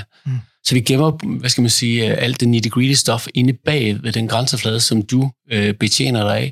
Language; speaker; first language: Danish; native; Danish